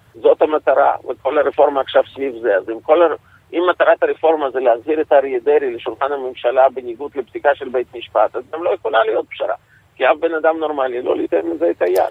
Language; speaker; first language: Hebrew; non-native, fluent; Russian